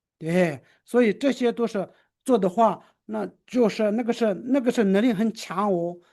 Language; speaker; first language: Chinese; non-native, local second language; Tibetan